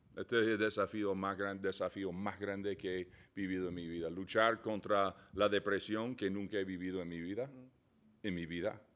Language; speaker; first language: Spanish; non-native, fluent; English